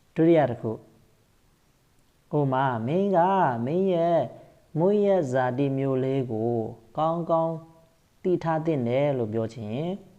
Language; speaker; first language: Burmese; native; Burmese